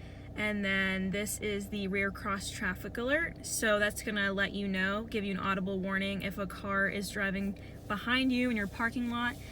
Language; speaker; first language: English; native; English